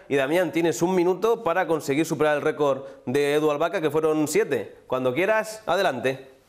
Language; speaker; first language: Spanish; native; Spanish